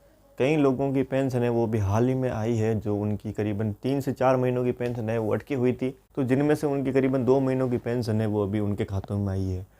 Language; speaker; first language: Hindi; non-native, local second language; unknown